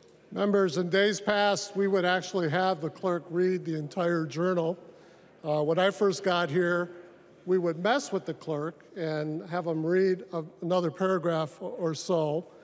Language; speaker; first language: English; native; English